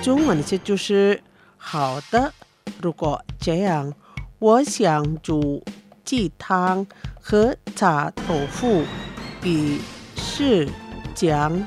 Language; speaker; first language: Chinese; non-native, fluent; Indonesian